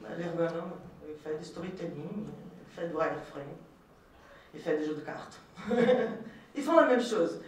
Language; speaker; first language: French; non-native, fluent; Portuguese